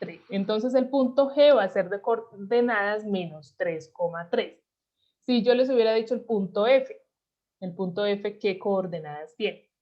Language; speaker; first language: Spanish; native; Spanish